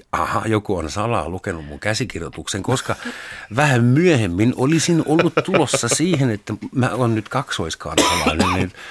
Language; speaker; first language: Finnish; non-native, fluent; German